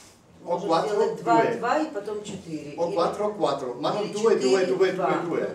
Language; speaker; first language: Italian; non-native, learner; German